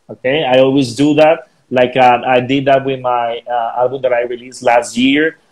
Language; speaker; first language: English; non-native, fluent; Spanish